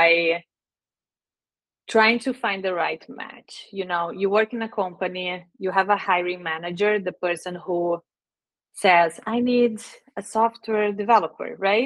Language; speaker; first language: English; non-native, fluent; Portuguese